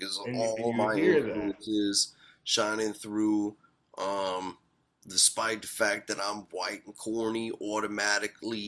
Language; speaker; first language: English; native; English